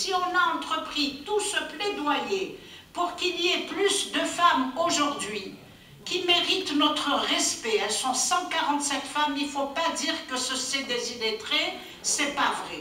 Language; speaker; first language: French; non-native, local second language; Kabyle